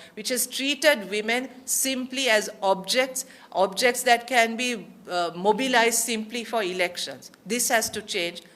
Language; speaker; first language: English; non-native, local second language; Sinhala